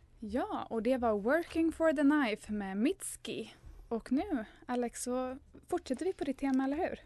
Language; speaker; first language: Swedish; native; Swedish